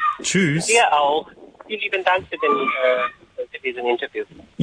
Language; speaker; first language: German; non-native, fluent; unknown